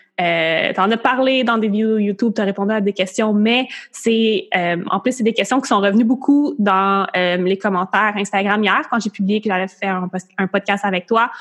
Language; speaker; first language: French; native; French